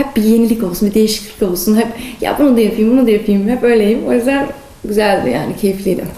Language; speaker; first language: Turkish; early bilingual, heritage; Turkish